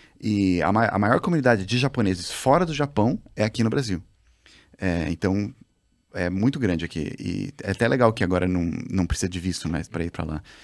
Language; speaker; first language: Portuguese; native; Portuguese